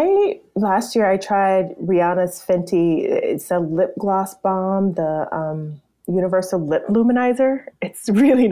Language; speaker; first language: English; native; English